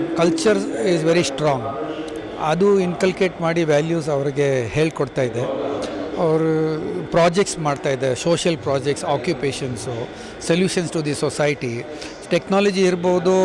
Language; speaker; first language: Kannada; non-native, fluent; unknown